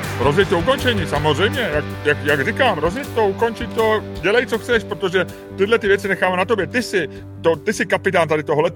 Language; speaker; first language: Czech; native; Czech